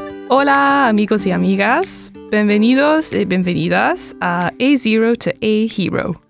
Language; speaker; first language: Spanish; non-native, learner; English